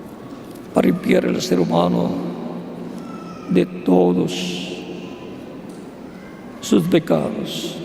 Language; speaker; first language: Spanish; native; Spanish